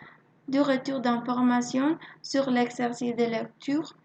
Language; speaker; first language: French; non-native, learner; Spanish